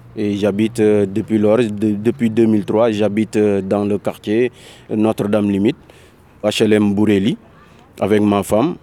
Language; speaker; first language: French; non-native, local second language; Wolof